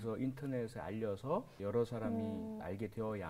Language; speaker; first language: Korean; native; Korean